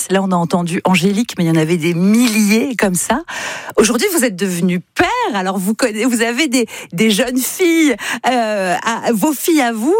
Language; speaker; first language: French; native; French